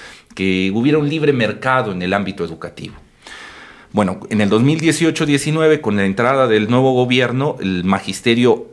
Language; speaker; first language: Spanish; native; Spanish